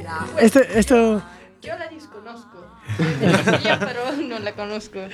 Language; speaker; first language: Spanish; non-native, learner; Italian